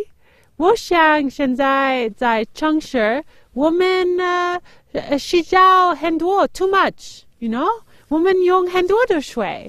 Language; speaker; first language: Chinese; non-native, learner; French